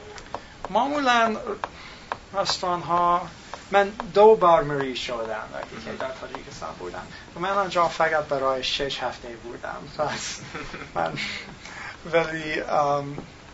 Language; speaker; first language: Persian; non-native, learner; English